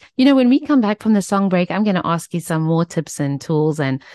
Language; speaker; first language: English; native; English